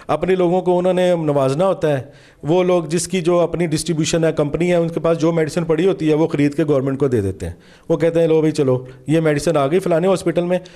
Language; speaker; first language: Urdu; non-native, local second language; Punjabi